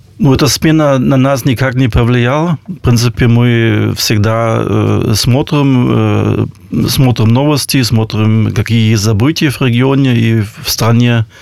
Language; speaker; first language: Russian; non-native, fluent; German